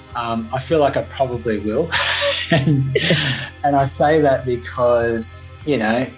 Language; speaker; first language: English; native; English